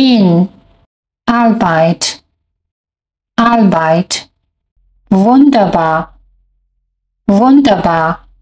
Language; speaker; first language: German; non-native, fluent; Chinese